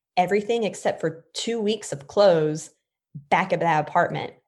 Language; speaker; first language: English; native; English